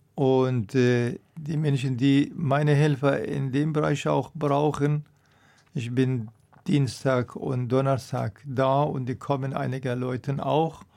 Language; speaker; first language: German; non-native, fluent; Persian